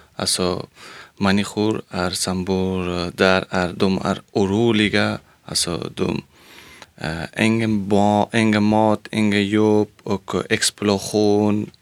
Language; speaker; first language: Swedish; non-native, learner; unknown